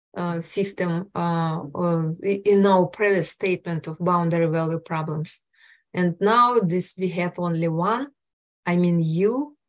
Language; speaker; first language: English; non-native, fluent; Russian